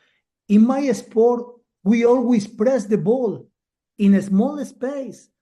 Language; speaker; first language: English; non-native, learner; Spanish